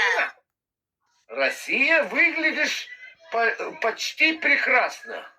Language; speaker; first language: Russian; non-native, learner; Lithuanian